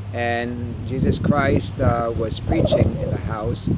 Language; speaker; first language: English; early bilingual, other home language; Greek